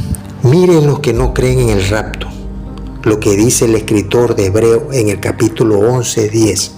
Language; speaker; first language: Spanish; native; Spanish